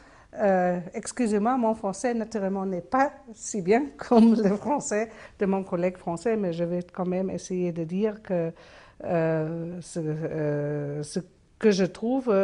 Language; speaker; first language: French; non-native, fluent; German